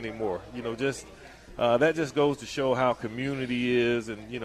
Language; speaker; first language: English; native; English